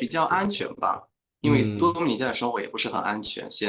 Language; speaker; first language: Chinese; non-native, fluent; Spanish